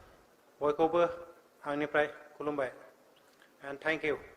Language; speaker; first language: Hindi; non-native, local second language; Bodo